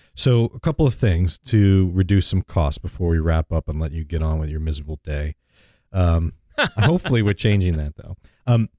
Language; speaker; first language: English; native; English